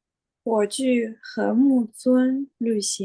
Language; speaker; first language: Chinese; non-native, learner; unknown